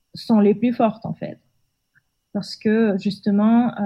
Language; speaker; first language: French; non-native, fluent; Russian